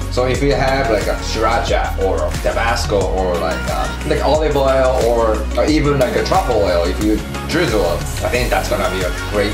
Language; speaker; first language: English; non-native, fluent; Japanese